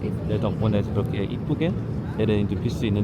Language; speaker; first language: Korean; native; Korean